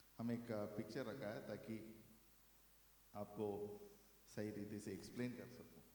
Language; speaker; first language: Hindi; non-native, local second language; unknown